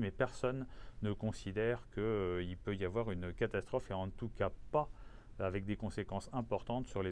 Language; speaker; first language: French; native; French